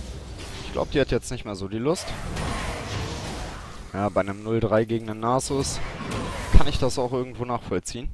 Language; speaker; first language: German; native; German